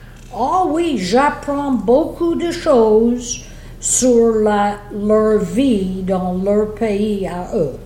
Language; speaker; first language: French; non-native, fluent; English